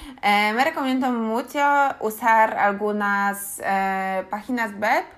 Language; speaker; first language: Spanish; non-native, learner; Polish